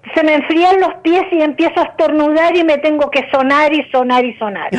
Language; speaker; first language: Spanish; native; Spanish